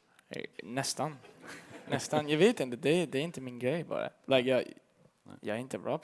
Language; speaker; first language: Swedish; early bilingual, heritage; English